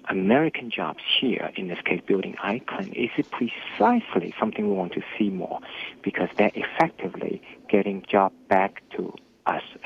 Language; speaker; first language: English; non-native, fluent; Chinese